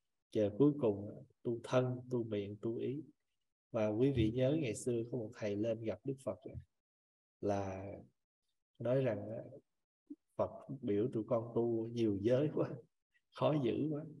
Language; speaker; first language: Vietnamese; native; Vietnamese